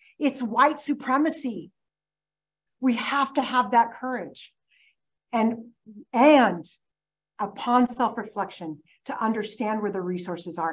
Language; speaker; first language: English; early bilingual, other home language; Spanish